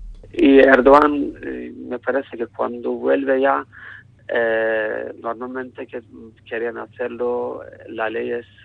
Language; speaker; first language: Spanish; non-native, learner; Turkish